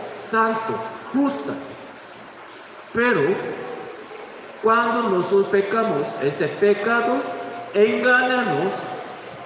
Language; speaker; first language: Spanish; non-native, learner; Korean